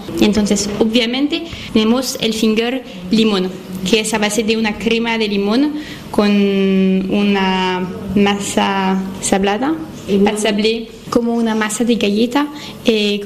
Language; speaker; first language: Spanish; non-native, fluent; French